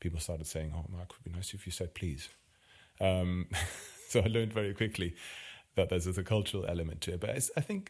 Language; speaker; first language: English; non-native, fluent; German